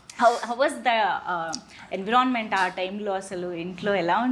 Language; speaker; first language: Telugu; native; Telugu